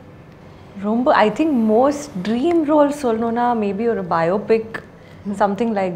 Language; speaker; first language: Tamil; non-native, learner; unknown